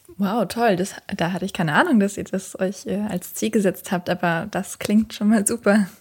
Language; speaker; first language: German; early bilingual, other home language; Kurdish